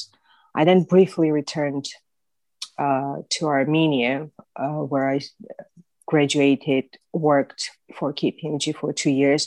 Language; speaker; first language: English; non-native, fluent; Russian